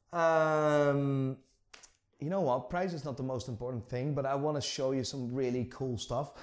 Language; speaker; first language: English; non-native, fluent; Dutch